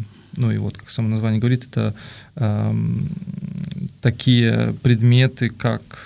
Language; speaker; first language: Russian; native; Russian